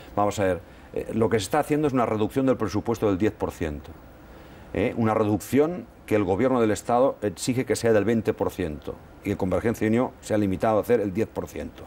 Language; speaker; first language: Spanish; non-native, local second language; Catalan